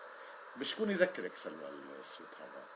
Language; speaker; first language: Arabic; native; Arabic